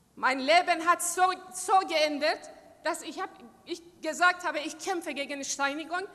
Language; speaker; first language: German; non-native, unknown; Persian